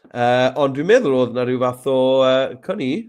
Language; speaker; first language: Welsh; native; Welsh